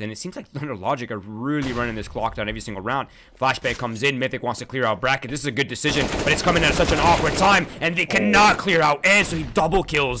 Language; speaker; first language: English; native; English